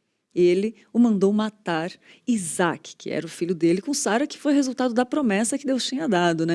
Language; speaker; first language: Portuguese; native; Portuguese